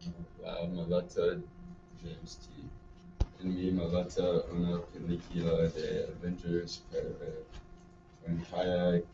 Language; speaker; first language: Spanish; non-native, learner; English